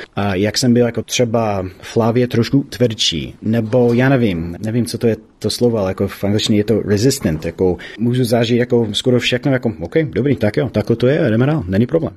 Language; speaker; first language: Czech; non-native, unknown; English